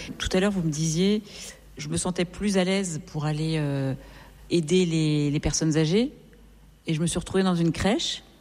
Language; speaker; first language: French; native; French